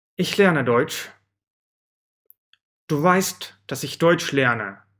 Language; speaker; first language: German; non-native, fluent; Russian